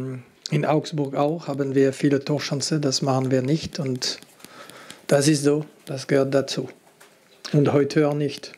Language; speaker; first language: German; non-native, local second language; French